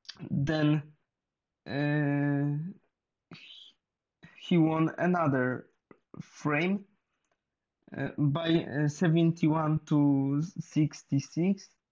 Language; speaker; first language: English; non-native, learner; Polish